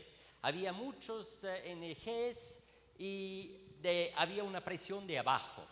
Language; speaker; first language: Spanish; non-native, learner; Swiss German